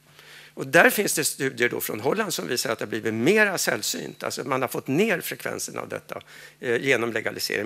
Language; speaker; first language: Swedish; native; Swedish